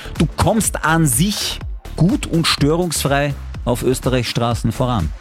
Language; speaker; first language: German; native; German